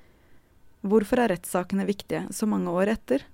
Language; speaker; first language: Norwegian; native; Norwegian